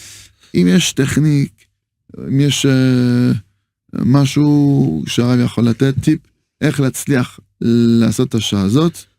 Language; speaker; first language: Hebrew; non-native, fluent; French